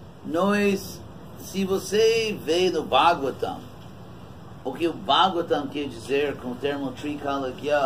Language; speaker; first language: Portuguese; non-native, fluent; English